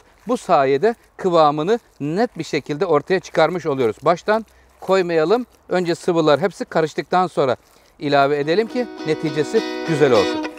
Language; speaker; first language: Turkish; native; Turkish